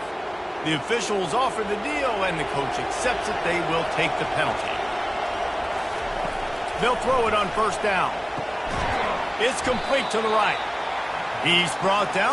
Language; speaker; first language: English; native; English